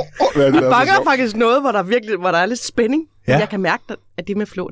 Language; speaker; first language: Danish; native; Danish